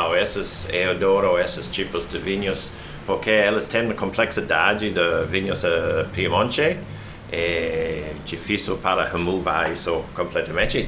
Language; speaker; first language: Portuguese; non-native, learner; English